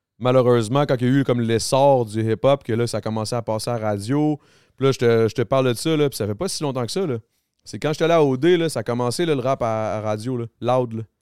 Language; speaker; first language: French; native; French